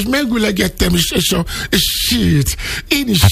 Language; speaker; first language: Hungarian; non-native, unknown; Yoruba